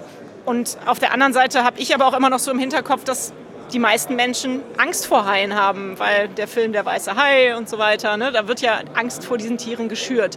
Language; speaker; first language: German; native; German